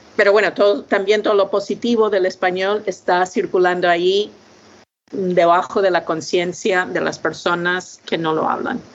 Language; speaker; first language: Spanish; non-native, fluent; English